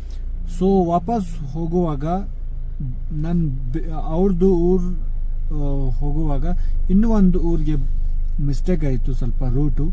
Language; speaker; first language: Kannada; non-native, fluent; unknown